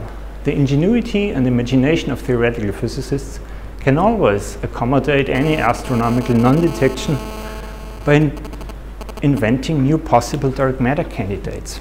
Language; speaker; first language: English; non-native, fluent; German